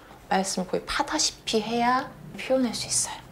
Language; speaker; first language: Korean; native; Korean